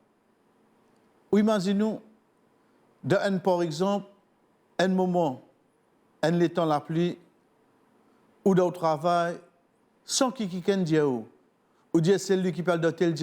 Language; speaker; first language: French; non-native, local second language; Morisyen